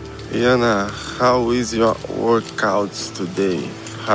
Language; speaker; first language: English; non-native, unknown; Portuguese